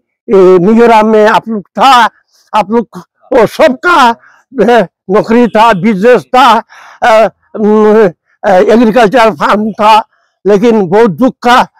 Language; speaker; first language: Hindi; non-native, local second language; Bangla